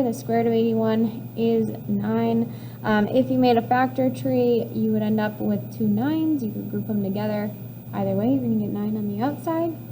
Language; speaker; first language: English; native; English